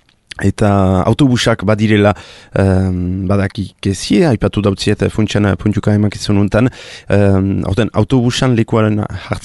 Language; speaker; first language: Basque; native; Basque